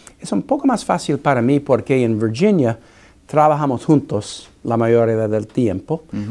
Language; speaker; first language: Spanish; non-native, fluent; English